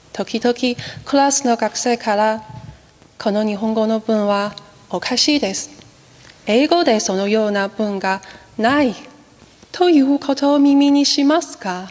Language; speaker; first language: Japanese; non-native, fluent; Chinese